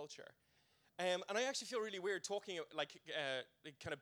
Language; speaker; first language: English; native; English